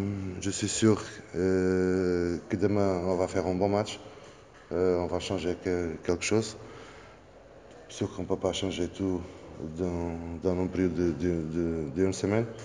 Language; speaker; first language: French; non-native, fluent; Portuguese